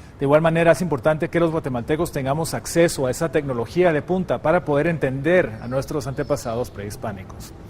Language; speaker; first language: Spanish; native; Spanish